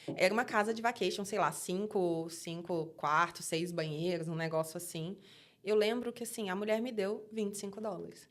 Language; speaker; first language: Portuguese; native; Portuguese